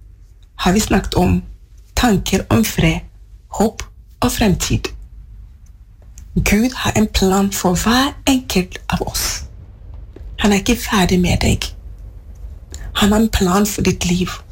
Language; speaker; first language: Swedish; non-native, fluent; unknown